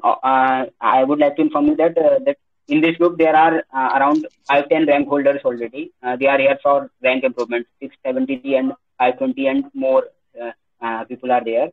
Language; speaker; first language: English; non-native, local second language; Hindi